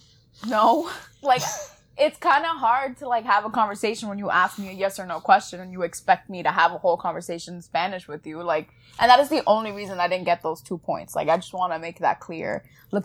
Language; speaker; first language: English; early bilingual, other home language; Spanish